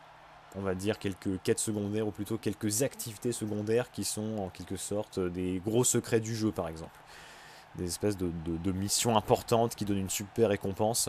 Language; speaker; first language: French; native; French